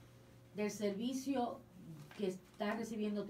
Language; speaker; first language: Spanish; native; Spanish